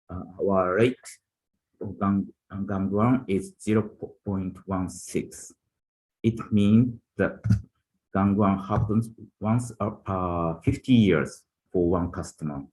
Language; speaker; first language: English; non-native, learner; Japanese